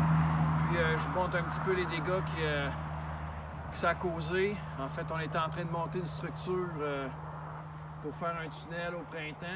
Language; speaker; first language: French; native; French